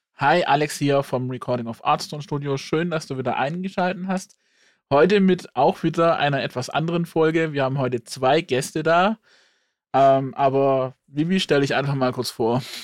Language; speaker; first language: German; native; German